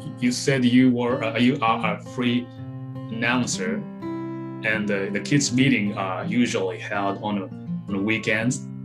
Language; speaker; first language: English; non-native, fluent; Japanese